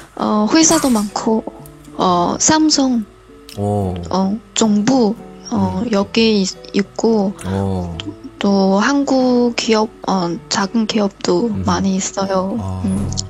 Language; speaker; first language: Korean; early bilingual, heritage; Korean